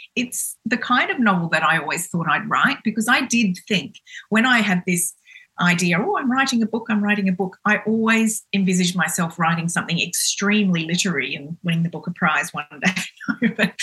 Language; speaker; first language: English; native; English